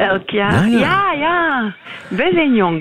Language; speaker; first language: Dutch; non-native, learner; French